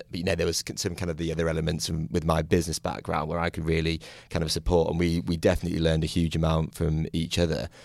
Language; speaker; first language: English; native; English